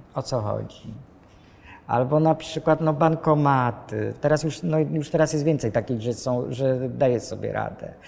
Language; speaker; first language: Polish; native; Polish